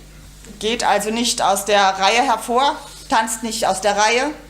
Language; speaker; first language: German; native; German